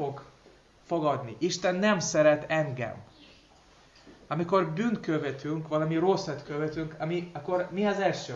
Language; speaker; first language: Hungarian; non-native, fluent; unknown